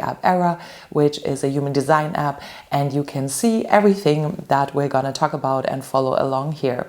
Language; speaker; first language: English; non-native, fluent; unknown